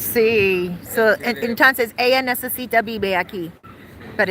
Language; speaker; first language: Spanish; non-native, learner; English